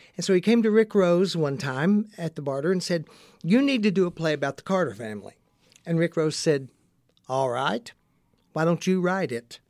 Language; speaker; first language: English; native; English